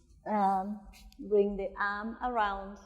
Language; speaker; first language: English; non-native, fluent; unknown